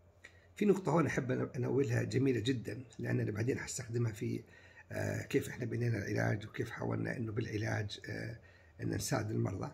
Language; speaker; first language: Arabic; native; Arabic